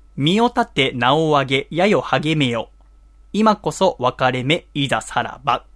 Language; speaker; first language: Japanese; native; Japanese